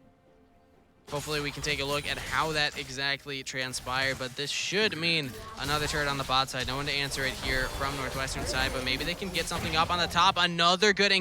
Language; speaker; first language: English; native; English